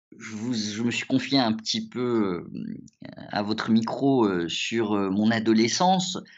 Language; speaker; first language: French; early bilingual, other home language; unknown